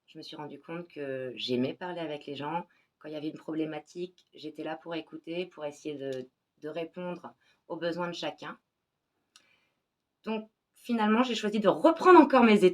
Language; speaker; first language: French; native; French